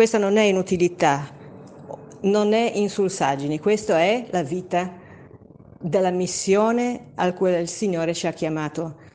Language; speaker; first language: Italian; native; Italian